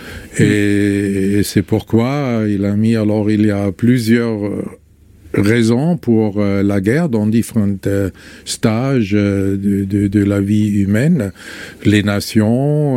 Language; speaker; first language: French; non-native, fluent; German